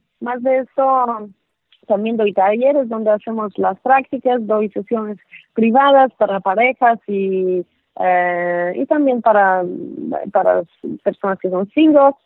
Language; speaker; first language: Spanish; non-native, fluent; Polish